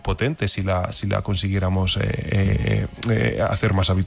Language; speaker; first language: Spanish; native; Spanish